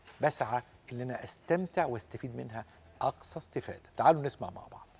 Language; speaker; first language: Arabic; native; Arabic